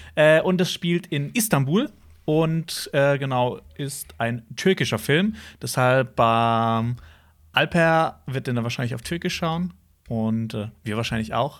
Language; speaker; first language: German; native; German